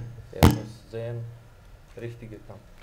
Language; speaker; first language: German; non-native, learner; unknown